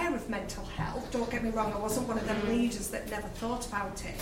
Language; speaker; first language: English; native; English